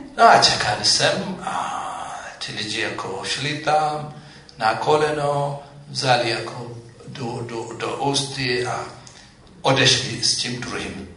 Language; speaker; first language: Czech; non-native, fluent; Amharic